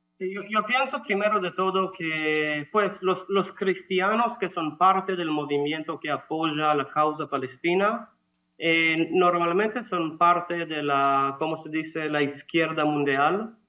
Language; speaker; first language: Spanish; non-native, fluent; Hebrew